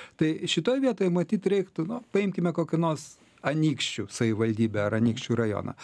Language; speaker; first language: Lithuanian; native; Lithuanian